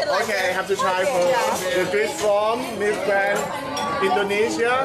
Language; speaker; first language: English; non-native, learner; Thai